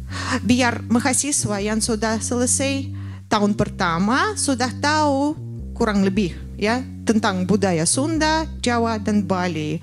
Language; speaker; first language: Indonesian; non-native, fluent; Russian